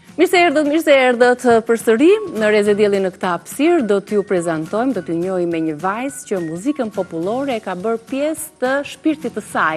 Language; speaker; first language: Albanian; native; Albanian